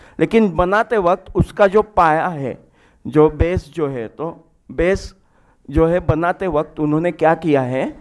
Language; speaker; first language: Hindi; non-native, local second language; Marathi